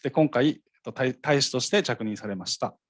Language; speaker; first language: Japanese; native; Japanese